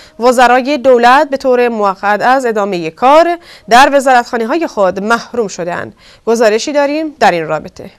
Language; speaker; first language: Persian; non-native, local second language; Kurdish